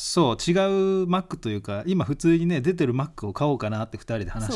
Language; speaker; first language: Japanese; native; Japanese